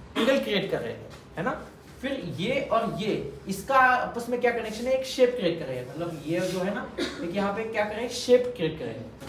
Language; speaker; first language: Hindi; non-native, local second language; Marathi